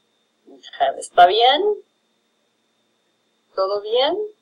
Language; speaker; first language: Spanish; non-native, fluent; English